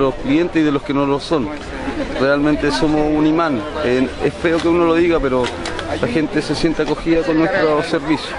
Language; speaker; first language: Spanish; native; Spanish